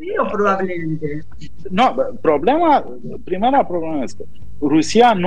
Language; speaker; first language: Spanish; non-native, fluent; Romanian